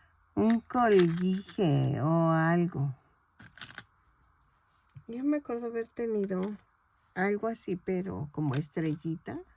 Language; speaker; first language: Spanish; native; Spanish